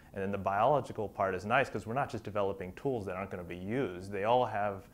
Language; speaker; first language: English; native; English